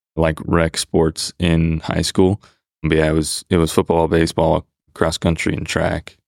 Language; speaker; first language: English; native; English